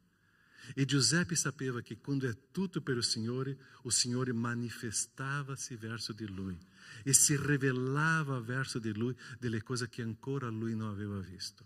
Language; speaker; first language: Italian; non-native, fluent; Portuguese